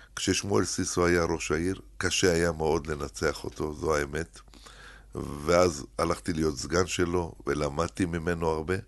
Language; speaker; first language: Hebrew; early bilingual, other home language; Arabic